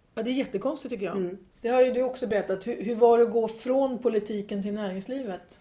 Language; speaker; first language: Swedish; native; Swedish